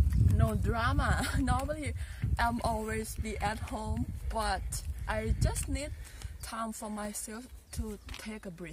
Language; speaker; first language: English; non-native, learner; Thai